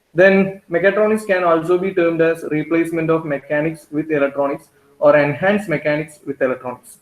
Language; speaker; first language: English; non-native, local second language; Malayalam